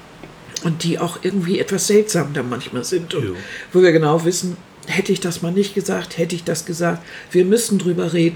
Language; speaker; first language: German; native; German